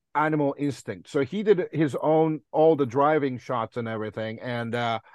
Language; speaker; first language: English; non-native, fluent; Japanese